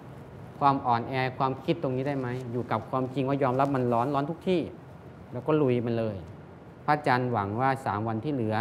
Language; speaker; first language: Thai; native; Thai